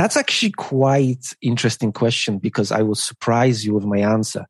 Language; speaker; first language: English; non-native, fluent; Polish